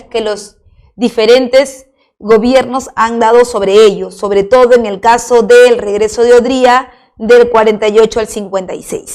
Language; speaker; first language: Spanish; native; Spanish